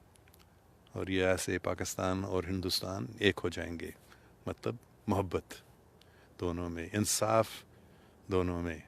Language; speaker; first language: Urdu; non-native, fluent; English